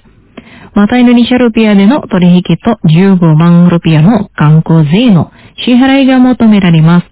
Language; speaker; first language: Japanese; non-native, fluent; Indonesian